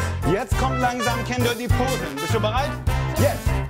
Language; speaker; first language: German; non-native, fluent; French